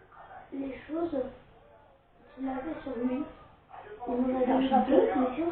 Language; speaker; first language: French; native; French